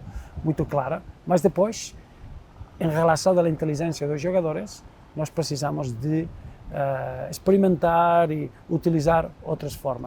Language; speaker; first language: Portuguese; non-native, fluent; Spanish